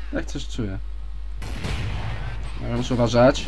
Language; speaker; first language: Polish; native; Polish